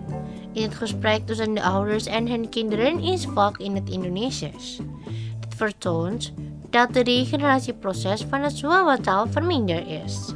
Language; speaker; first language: Dutch; non-native, learner; Indonesian